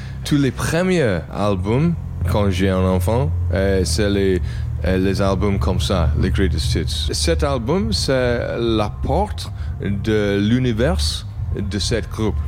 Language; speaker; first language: French; non-native, learner; English